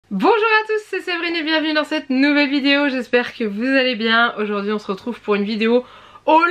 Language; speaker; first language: French; native; French